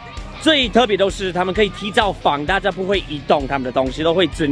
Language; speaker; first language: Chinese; non-native, fluent; English